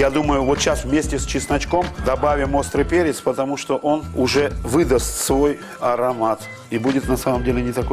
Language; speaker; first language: Russian; native; Russian